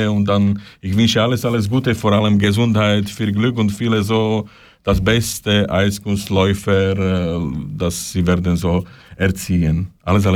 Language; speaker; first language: German; non-native, fluent; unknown